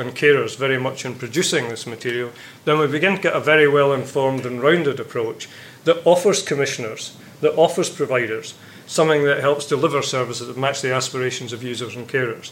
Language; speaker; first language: English; native; English